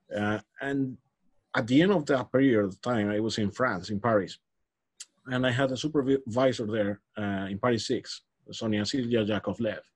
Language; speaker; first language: English; non-native, fluent; Spanish